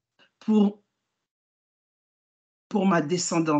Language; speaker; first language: French; native; French